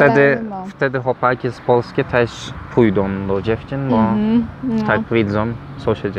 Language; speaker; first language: Polish; non-native, learner; Turkish